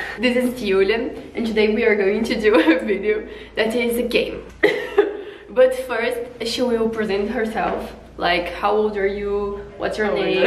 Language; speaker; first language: English; non-native, learner; Portuguese